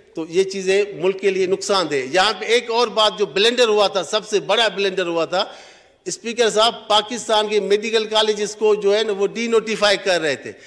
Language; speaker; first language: Urdu; non-native, local second language; Sindhi